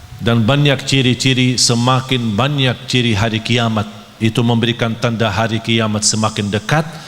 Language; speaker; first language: Malay; non-native, fluent; Arabic